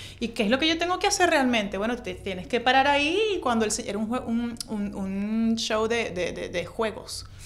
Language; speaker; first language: Spanish; native; Spanish